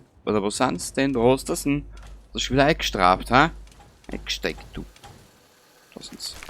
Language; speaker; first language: German; native; German